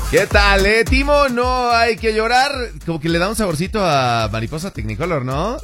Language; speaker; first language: Spanish; native; Spanish